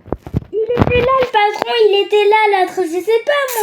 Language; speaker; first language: French; native; French